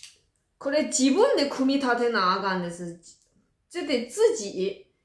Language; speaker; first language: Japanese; non-native, fluent; Chinese